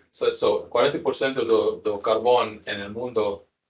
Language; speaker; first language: Portuguese; non-native, learner; Spanish